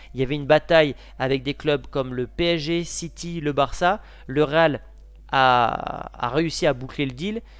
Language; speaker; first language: French; native; French